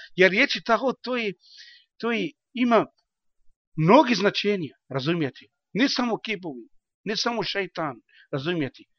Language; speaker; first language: Croatian; non-native, learner; Arabic